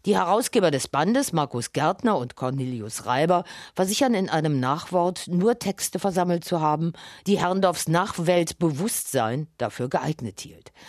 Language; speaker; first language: German; native; German